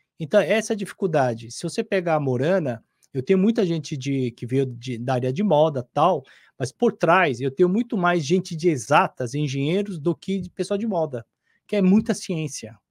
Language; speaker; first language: Portuguese; non-native, fluent; Korean